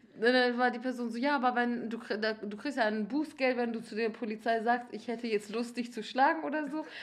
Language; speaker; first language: German; early bilingual, other home language; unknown